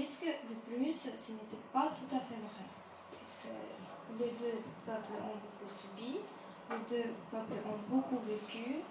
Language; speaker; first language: French; non-native, fluent; Ukrainian